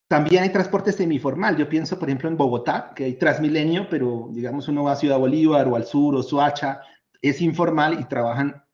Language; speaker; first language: Spanish; native; Spanish